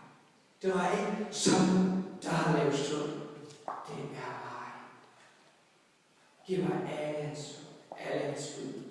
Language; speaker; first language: Danish; non-native, fluent; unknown